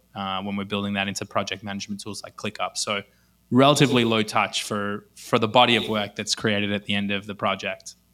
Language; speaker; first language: English; native; English